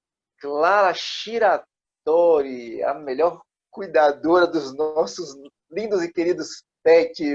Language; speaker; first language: Portuguese; native; Portuguese